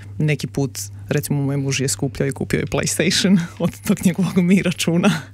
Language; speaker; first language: Serbian; native; Serbian